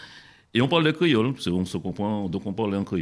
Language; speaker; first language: French; native; French